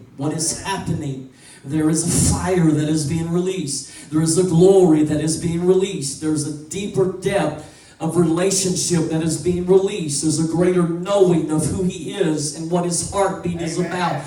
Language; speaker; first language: English; native; English